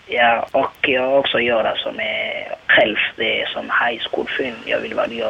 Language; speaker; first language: Swedish; non-native, learner; Somali